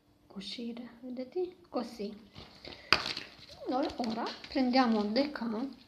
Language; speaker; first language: Italian; non-native, learner; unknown